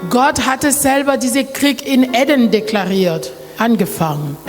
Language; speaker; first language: German; non-native, learner; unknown